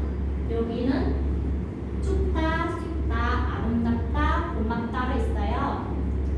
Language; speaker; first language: Korean; non-native, fluent; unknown